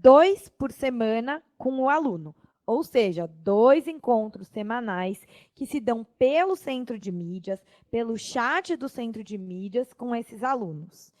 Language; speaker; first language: Portuguese; native; Portuguese